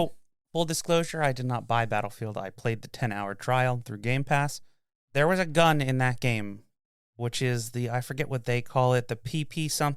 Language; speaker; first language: English; native; English